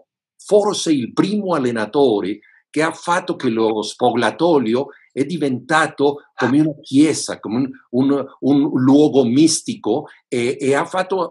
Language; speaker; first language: Italian; non-native, fluent; Spanish